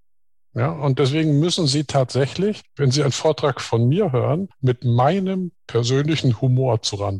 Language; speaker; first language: German; native; German